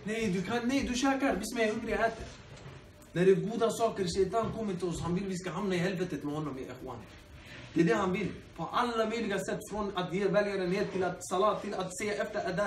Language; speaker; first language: Swedish; early bilingual, other home language; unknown